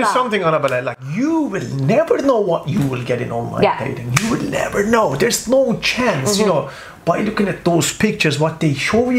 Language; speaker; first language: English; non-native, fluent; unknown